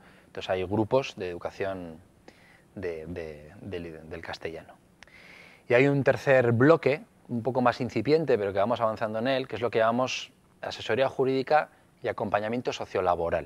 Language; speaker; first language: Spanish; native; Spanish